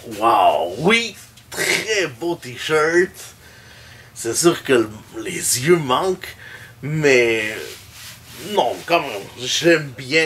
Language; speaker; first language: French; native; French